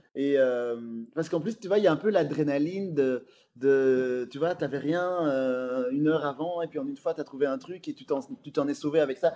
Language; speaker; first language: French; native; French